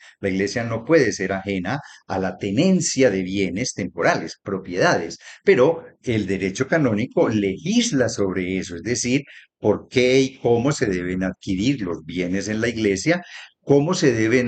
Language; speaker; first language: Spanish; native; Spanish